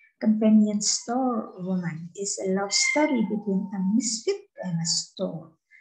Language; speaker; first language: English; non-native, fluent; Indonesian